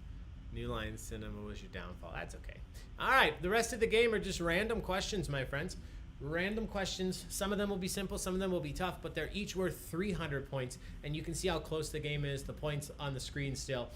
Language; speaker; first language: English; native; English